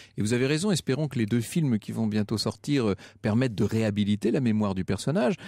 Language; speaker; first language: French; native; French